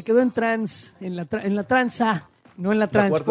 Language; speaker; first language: Spanish; native; Spanish